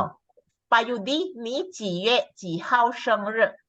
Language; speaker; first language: Chinese; non-native, fluent; Indonesian